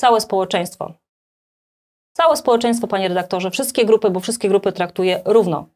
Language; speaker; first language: Polish; native; Polish